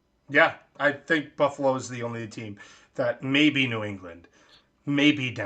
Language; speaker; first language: English; native; English